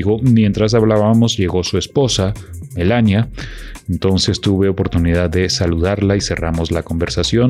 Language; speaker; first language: Spanish; native; Spanish